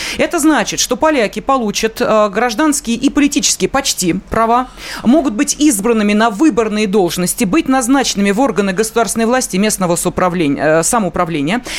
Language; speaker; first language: Russian; native; Russian